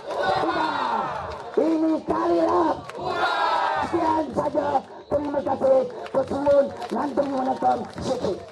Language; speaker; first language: Malay; non-native, local second language; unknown